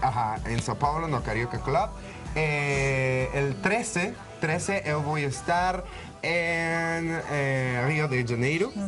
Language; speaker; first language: Portuguese; non-native, learner; Spanish